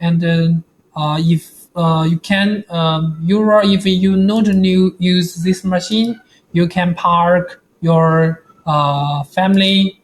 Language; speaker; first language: English; non-native, learner; Chinese